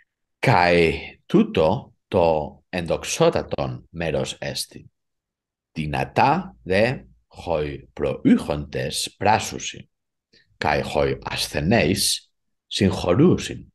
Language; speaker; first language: Greek; non-native, fluent; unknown